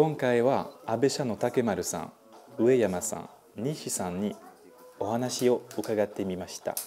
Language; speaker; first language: Japanese; non-native, fluent; French